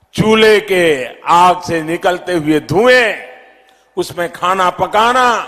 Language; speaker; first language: Hindi; non-native, local second language; Gujarati